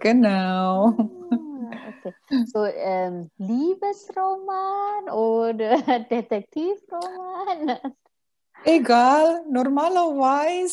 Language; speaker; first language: German; non-native, fluent; Indonesian